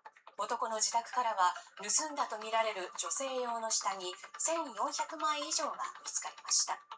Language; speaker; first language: Japanese; native; Japanese